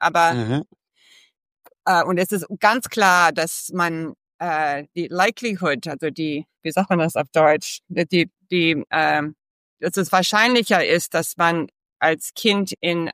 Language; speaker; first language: German; early bilingual, heritage; English